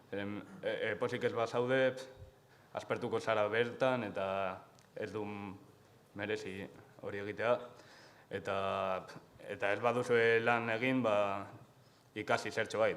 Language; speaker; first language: Basque; non-native, local second language; Spanish